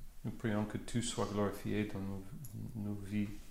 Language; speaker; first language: French; non-native, learner; English